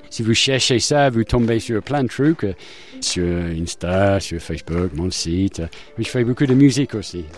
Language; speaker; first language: French; non-native, fluent; English